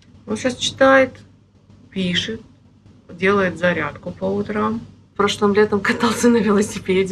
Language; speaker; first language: Russian; native; Russian